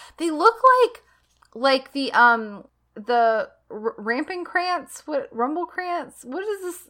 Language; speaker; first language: English; native; English